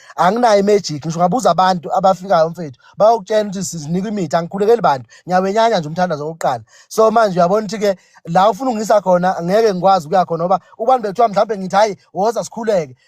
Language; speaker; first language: Zulu; native; Zulu